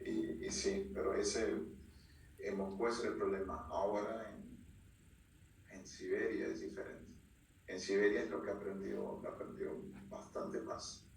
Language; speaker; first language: Spanish; early bilingual, heritage; Spanish